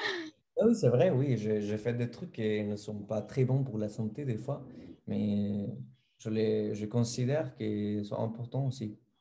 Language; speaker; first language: French; non-native, fluent; Spanish